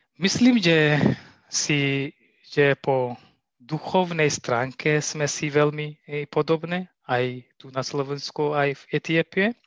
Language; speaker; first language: Slovak; non-native, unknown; Tigrinya